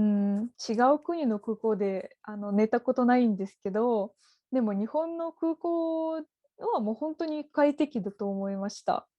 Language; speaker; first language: Japanese; non-native, fluent; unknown